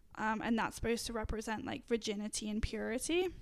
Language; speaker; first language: English; native; English